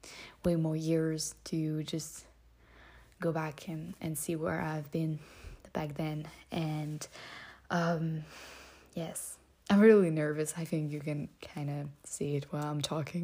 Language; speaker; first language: English; non-native, fluent; French